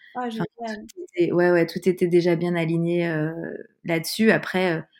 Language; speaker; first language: French; native; French